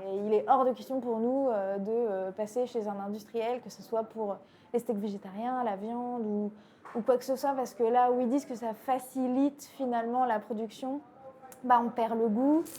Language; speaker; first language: French; native; French